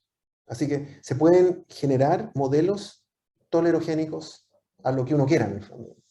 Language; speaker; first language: Spanish; native; Spanish